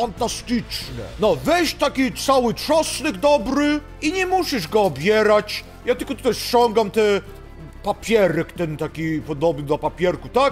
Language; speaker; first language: Polish; early bilingual, heritage; Polish